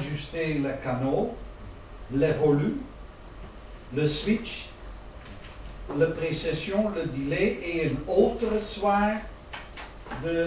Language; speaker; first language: French; non-native, learner; Dutch